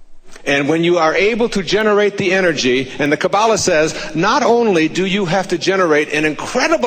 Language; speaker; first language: English; native; English